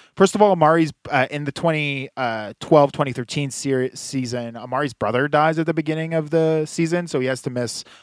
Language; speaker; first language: English; early bilingual, other home language; Hebrew